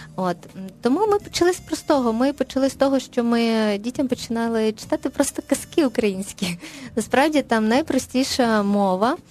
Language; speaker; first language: Ukrainian; non-native, local second language; Russian